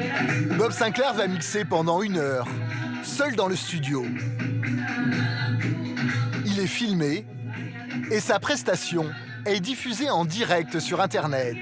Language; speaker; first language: French; native; French